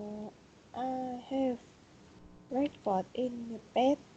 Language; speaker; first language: English; non-native, learner; Vietnamese